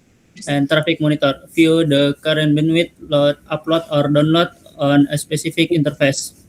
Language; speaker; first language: English; non-native, learner; Indonesian